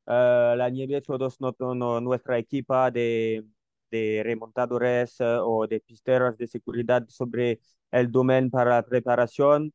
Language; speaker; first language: Spanish; non-native, learner; French